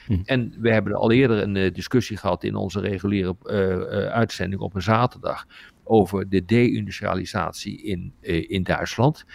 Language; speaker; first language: Dutch; native; Dutch